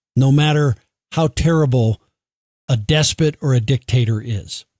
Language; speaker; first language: English; native; English